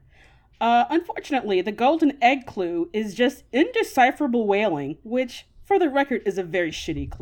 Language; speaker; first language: English; native; English